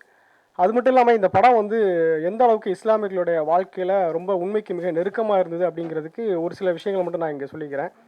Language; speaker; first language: Tamil; native; Tamil